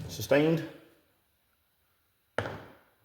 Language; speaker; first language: English; native; English